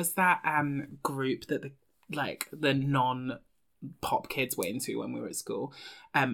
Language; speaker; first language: English; native; English